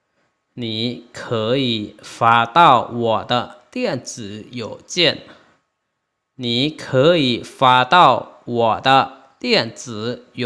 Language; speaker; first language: Chinese; non-native, fluent; Lao